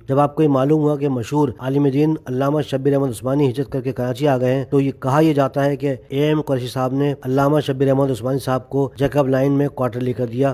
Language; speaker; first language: Urdu; native; Urdu